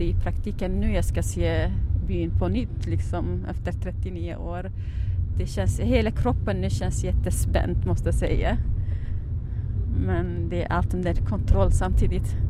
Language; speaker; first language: Swedish; non-native, fluent; Arabic